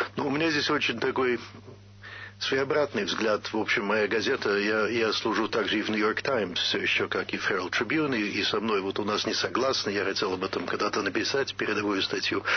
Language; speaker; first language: Russian; early bilingual, heritage; Russian